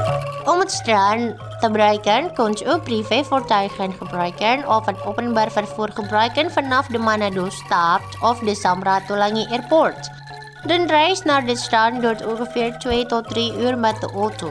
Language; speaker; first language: Dutch; non-native, learner; Indonesian